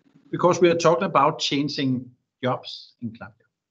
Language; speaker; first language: English; non-native, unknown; Danish